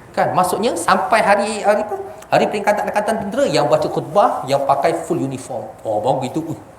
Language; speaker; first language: Malay; non-native, local second language; Javanese